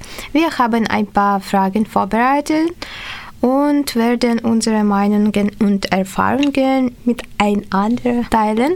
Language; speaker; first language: German; non-native, fluent; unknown